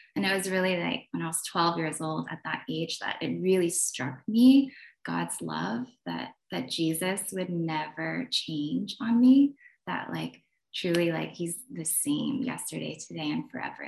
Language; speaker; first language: English; native; English